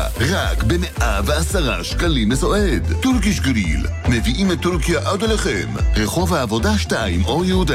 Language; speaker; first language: Hebrew; native; Hebrew